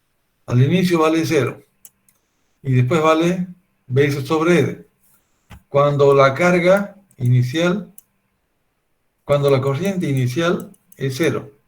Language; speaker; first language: Spanish; native; Spanish